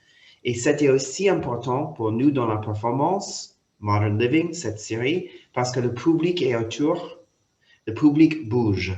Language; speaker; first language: French; non-native, fluent; English